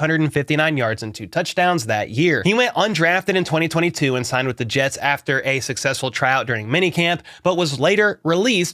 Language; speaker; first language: English; native; English